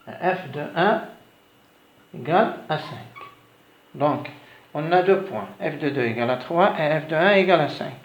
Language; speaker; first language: French; non-native, local second language; Arabic